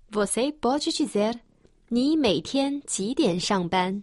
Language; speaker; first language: Portuguese; non-native, fluent; Chinese